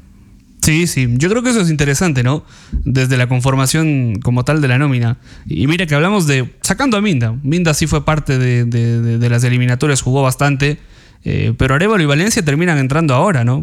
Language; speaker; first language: Spanish; native; Spanish